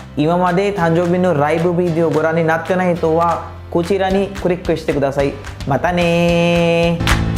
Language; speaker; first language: Japanese; non-native, learner; Hindi